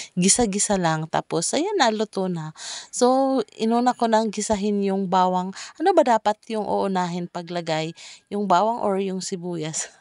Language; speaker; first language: Filipino; non-native, local second language; Cebuano